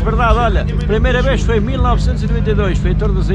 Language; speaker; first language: Portuguese; native; Portuguese